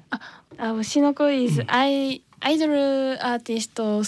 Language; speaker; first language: English; non-native, learner; Japanese